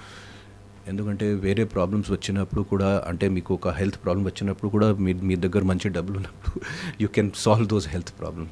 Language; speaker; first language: Telugu; non-native, fluent; Hindi